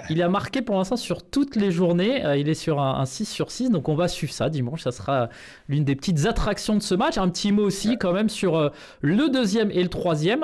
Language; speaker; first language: French; native; French